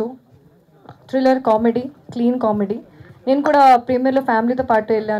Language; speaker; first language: Telugu; non-native, fluent; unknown